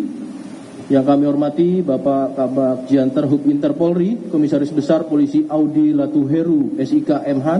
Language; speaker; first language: Indonesian; native; Indonesian